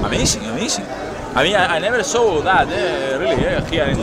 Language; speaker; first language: English; non-native, learner; Spanish